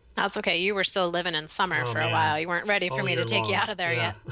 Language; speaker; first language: English; native; English